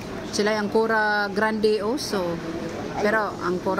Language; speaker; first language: Italian; non-native, learner; Filipino